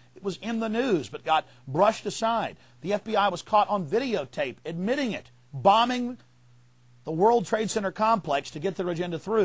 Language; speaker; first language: English; native; English